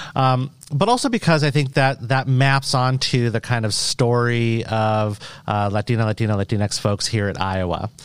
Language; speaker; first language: English; native; English